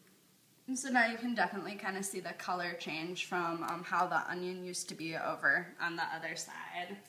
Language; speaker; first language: English; native; English